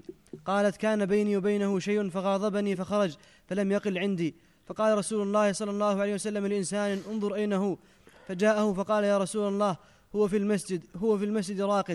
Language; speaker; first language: Arabic; native; Arabic